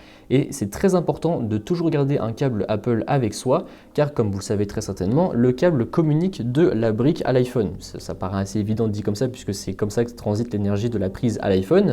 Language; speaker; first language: French; native; French